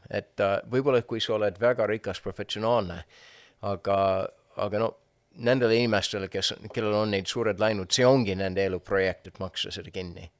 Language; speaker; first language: Estonian; non-native, fluent; English